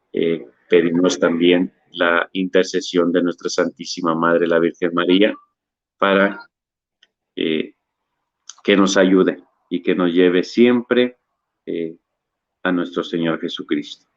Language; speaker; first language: Spanish; native; Spanish